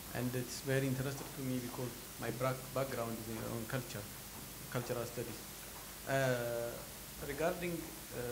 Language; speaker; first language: English; non-native, fluent; Amharic